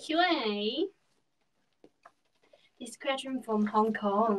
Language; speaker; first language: English; non-native, learner; Korean